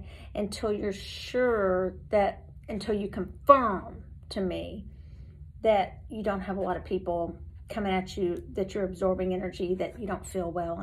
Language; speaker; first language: English; native; English